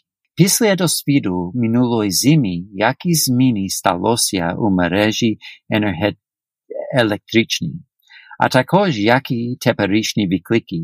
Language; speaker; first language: Ukrainian; non-native, learner; English